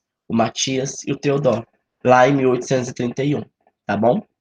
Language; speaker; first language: Portuguese; native; Portuguese